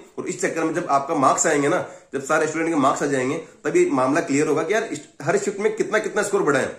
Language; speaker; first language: Hindi; native; Hindi